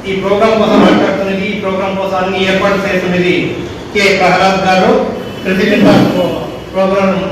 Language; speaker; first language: Telugu; non-native, learner; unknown